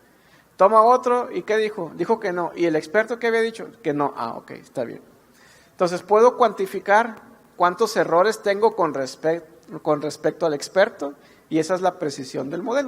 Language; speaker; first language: Spanish; native; Spanish